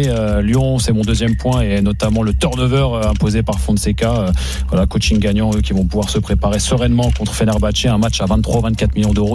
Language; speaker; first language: French; native; French